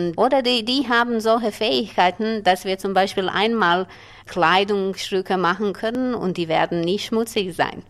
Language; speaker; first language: German; non-native, fluent; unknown